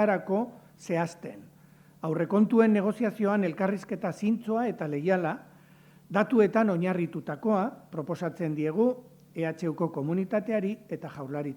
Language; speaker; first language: Basque; native; Basque